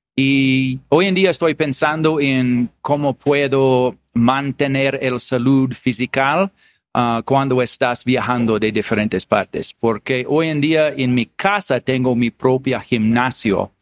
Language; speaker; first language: Spanish; non-native, fluent; English